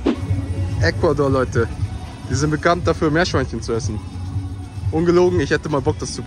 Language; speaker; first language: German; early bilingual, other home language; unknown